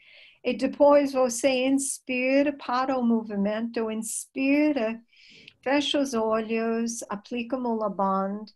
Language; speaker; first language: Portuguese; non-native, fluent; English